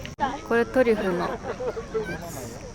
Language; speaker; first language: Japanese; native; Japanese